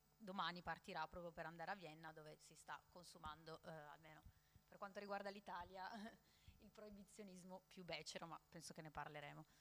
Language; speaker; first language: Italian; native; Italian